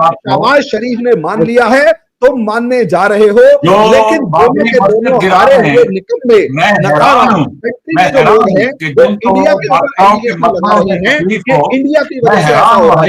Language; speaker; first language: Hindi; native; Hindi